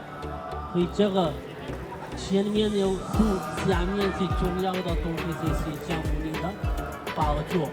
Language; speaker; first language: Chinese; non-native, learner; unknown